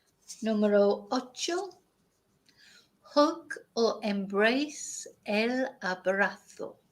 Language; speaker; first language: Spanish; non-native, fluent; English